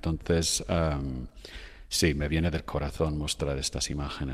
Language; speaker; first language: Spanish; non-native, fluent; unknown